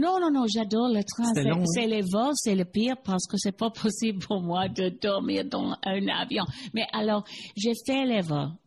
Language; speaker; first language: French; non-native, learner; English